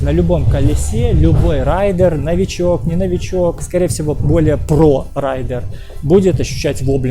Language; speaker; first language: Russian; native; Russian